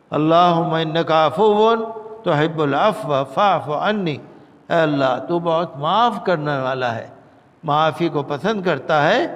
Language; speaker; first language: Urdu; native; Urdu